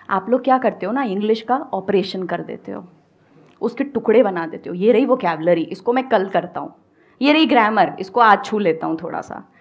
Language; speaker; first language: Hindi; native; Hindi